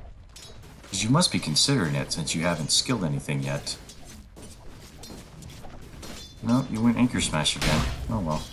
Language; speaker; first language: English; native; English